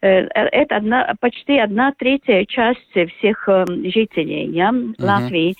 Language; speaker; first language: Russian; non-native, local second language; Latvian